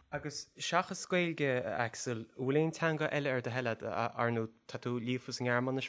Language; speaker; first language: Irish; native; Irish